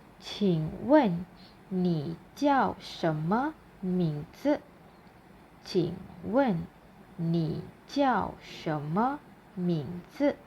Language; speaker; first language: Chinese; non-native, fluent; Malay